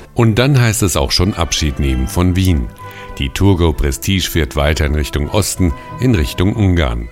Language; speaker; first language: German; native; German